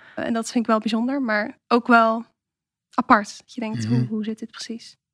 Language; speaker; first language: Dutch; native; Dutch